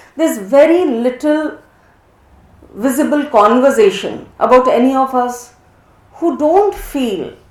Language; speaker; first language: English; non-native, local second language; Hindi